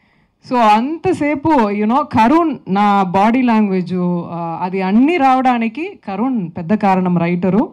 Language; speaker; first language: Telugu; non-native, local second language; Tamil